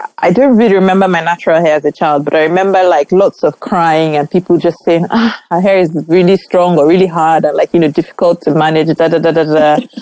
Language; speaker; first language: English; non-native, local second language; Igbo